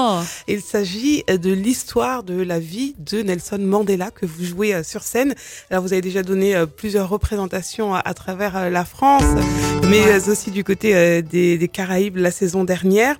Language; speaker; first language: French; native; French